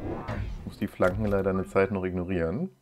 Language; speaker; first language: German; native; German